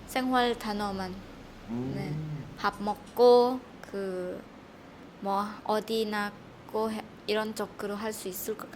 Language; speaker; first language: Korean; non-native, fluent; Lao